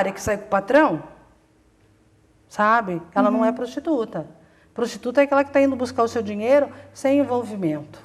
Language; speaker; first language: Portuguese; native; Portuguese